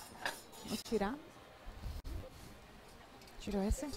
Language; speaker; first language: Portuguese; non-native, fluent; Italian